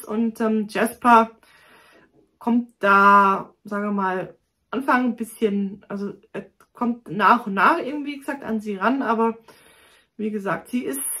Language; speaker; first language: German; native; German